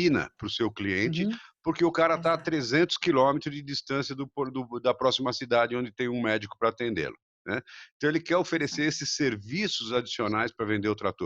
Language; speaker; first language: Portuguese; native; Portuguese